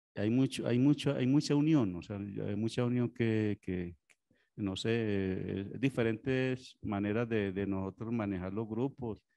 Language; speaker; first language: Spanish; native; Spanish